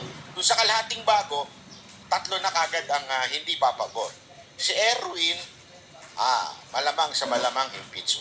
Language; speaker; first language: Filipino; non-native, local second language; Cebuano